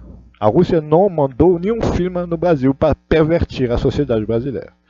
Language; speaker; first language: Portuguese; non-native, learner; Russian